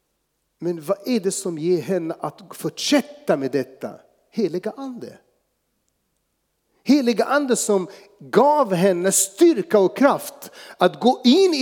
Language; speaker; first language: Swedish; non-native, fluent; Arabic